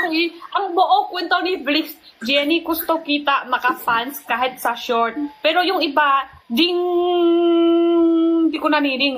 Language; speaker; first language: Filipino; non-native, learner; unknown